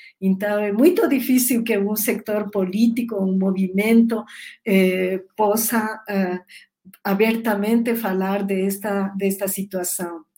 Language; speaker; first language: Portuguese; non-native, learner; Spanish